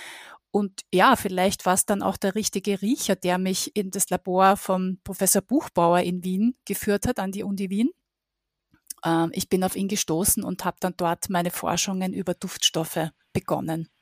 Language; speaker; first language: German; native; German